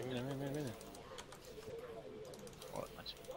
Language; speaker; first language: Spanish; native; Spanish